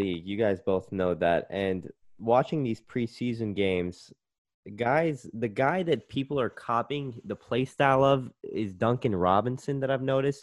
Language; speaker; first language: English; native; English